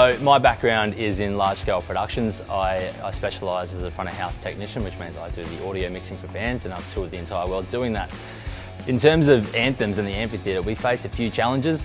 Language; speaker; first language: English; native; English